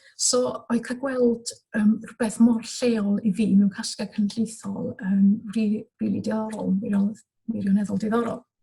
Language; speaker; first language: Welsh; native; Welsh